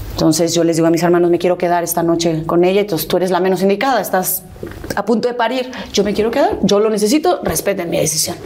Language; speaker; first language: Spanish; early bilingual, other home language; Catalan